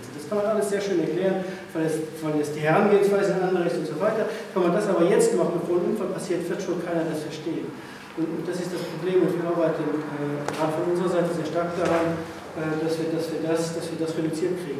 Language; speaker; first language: German; non-native, local second language; Luxembourgish